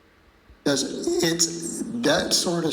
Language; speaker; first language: English; native; English